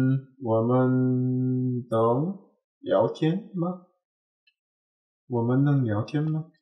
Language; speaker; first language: Chinese; non-native, learner; Korean